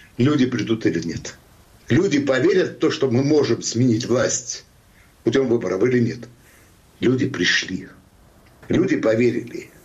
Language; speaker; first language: Russian; non-native, local second language; Georgian